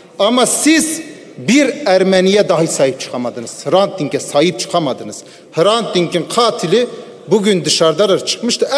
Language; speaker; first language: Turkish; non-native, local second language; Kurdish